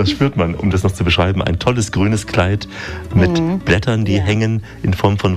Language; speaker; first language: German; native; German